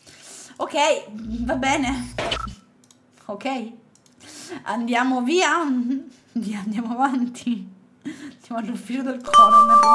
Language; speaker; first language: Italian; native; Italian